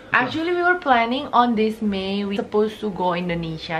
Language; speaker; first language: English; non-native, fluent; Indonesian